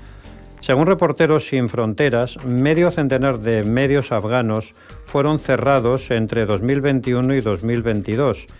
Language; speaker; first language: Spanish; native; Spanish